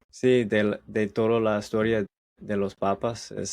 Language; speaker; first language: Spanish; non-native, learner; English